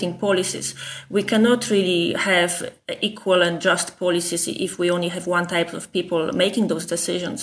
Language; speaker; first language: English; non-native, fluent; Polish